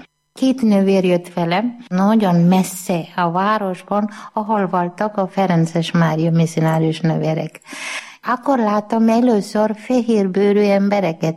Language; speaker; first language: Hungarian; non-native, learner; Malayalam